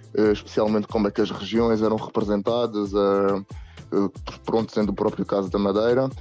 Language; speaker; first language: Portuguese; native; Portuguese